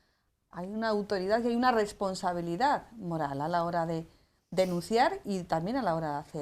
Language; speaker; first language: Spanish; native; Spanish